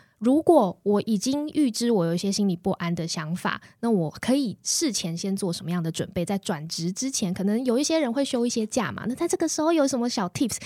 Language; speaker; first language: Chinese; native; Chinese